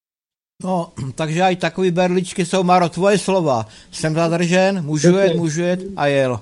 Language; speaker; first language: Czech; native; Czech